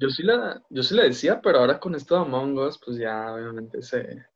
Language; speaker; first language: Spanish; native; Spanish